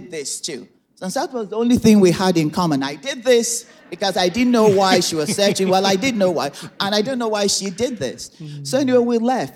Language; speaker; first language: English; non-native, local second language; Igbo